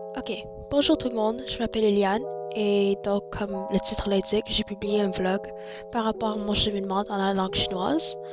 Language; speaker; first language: French; early bilingual, other home language; Chinese